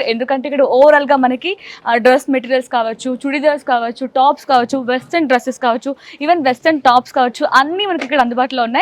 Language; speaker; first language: Telugu; native; Telugu